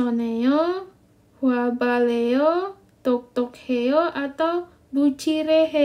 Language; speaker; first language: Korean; non-native, learner; Indonesian